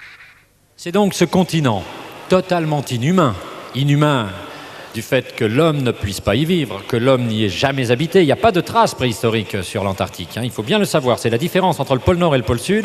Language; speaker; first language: French; native; French